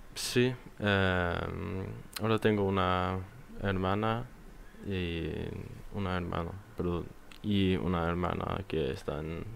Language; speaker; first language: Spanish; non-native, learner; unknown